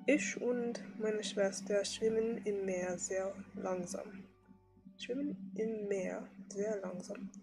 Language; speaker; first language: German; non-native, learner; English